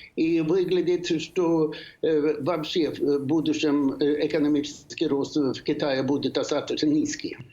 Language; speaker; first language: Russian; non-native, fluent; Swedish